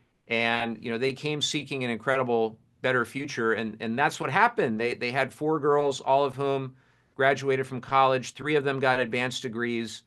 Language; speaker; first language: English; native; English